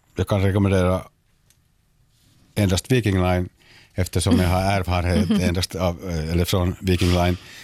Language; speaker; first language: Swedish; non-native, local second language; Finnish